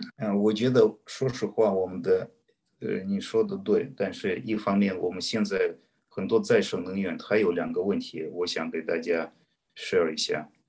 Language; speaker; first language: Chinese; non-native, fluent; Russian